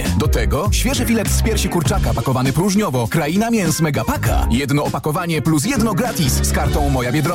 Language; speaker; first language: Polish; native; Polish